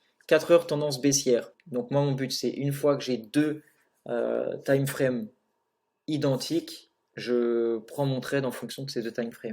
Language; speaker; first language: French; native; French